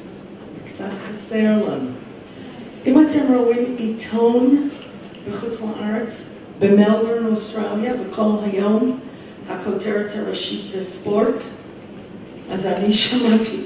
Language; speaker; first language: Hebrew; non-native, fluent; English